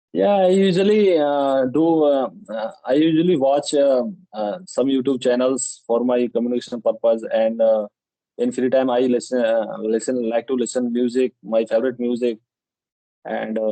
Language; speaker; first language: English; non-native, local second language; Hindi